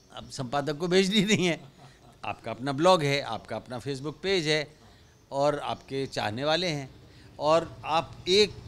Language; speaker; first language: Hindi; native; Hindi